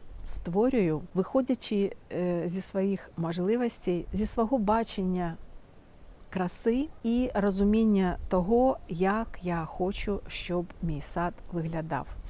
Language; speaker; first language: Ukrainian; non-native, fluent; Russian